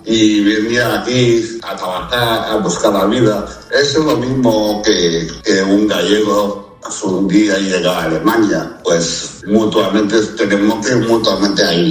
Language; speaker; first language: Spanish; non-native, fluent; Chinese